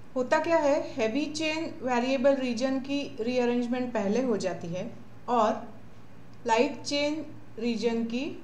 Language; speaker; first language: Hindi; non-native, local second language; Marathi